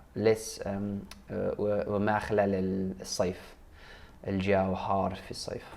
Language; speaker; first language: Arabic; non-native, learner; English